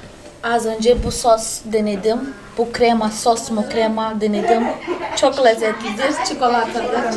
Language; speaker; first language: Turkish; non-native, fluent; Portuguese